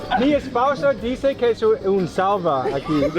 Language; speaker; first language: Spanish; non-native, learner; English